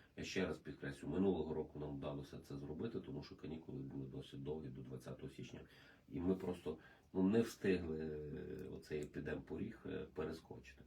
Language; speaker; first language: Ukrainian; native; Ukrainian